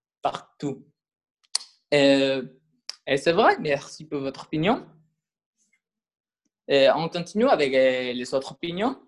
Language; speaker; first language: French; non-native, learner; Spanish